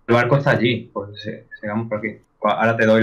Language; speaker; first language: Spanish; native; Spanish